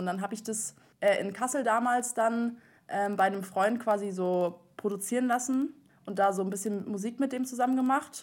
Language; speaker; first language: German; native; German